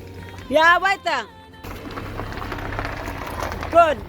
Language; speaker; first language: German; non-native, learner; Cebuano